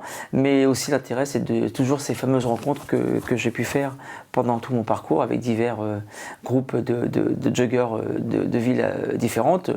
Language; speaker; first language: French; native; French